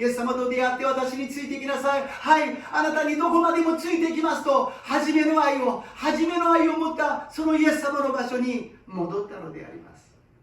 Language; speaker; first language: Japanese; non-native, fluent; Korean